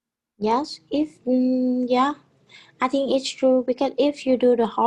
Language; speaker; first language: English; non-native, learner; Vietnamese